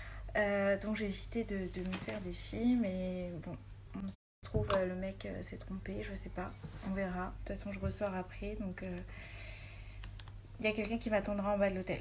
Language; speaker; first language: French; native; French